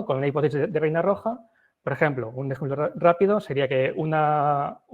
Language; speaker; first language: Spanish; native; Spanish